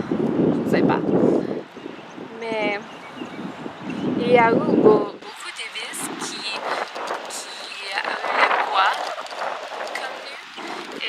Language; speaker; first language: French; non-native, learner; English